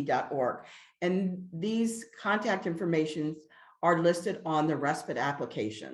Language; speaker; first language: English; native; English